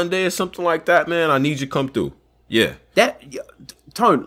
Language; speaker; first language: English; native; English